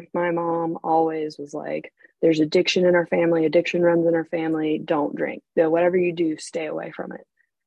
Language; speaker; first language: English; native; English